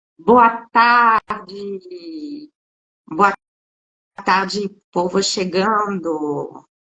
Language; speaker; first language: Portuguese; non-native, fluent; French